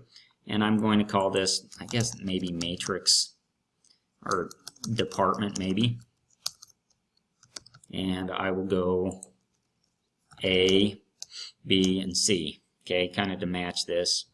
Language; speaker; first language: English; native; English